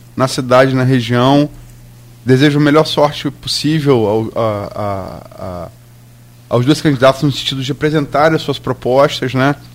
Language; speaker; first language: Portuguese; native; Portuguese